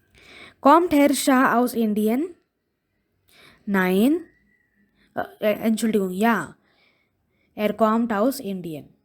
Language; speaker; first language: German; non-native, fluent; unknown